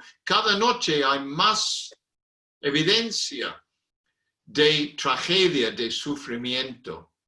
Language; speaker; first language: Spanish; non-native, fluent; English